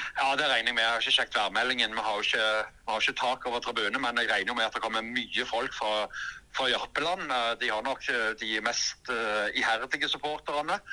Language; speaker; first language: Norwegian; native; Norwegian